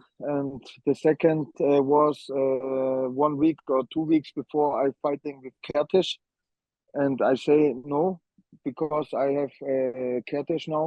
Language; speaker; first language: English; non-native, learner; German